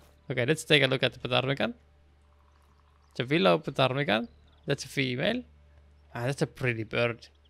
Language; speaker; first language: English; non-native, fluent; Finnish